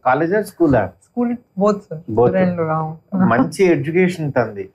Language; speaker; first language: Telugu; native; Telugu